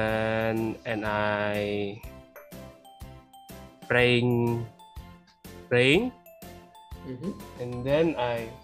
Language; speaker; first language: English; non-native, learner; Indonesian